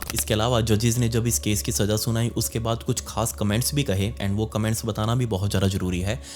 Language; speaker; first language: Hindi; native; Hindi